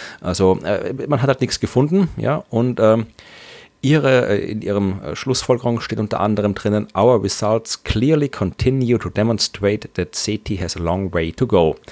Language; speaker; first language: German; native; German